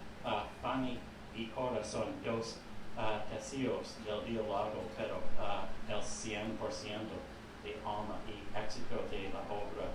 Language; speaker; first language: Spanish; non-native, fluent; English